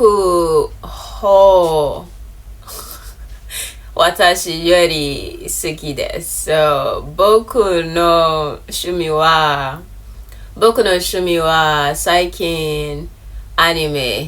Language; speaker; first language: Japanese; non-native, learner; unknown